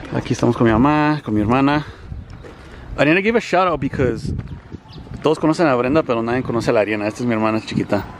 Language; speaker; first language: Spanish; early bilingual, heritage; Spanish